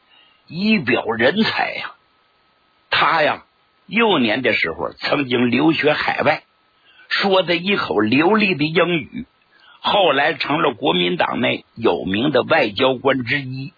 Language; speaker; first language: Chinese; native; Chinese